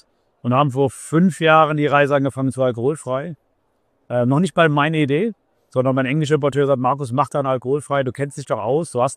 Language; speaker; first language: German; native; German